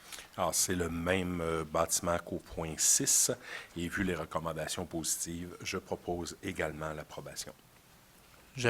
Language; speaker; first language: French; native; French